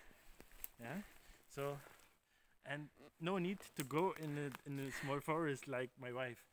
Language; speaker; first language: English; non-native, learner; German